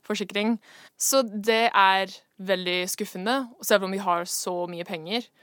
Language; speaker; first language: Norwegian; non-native, fluent; English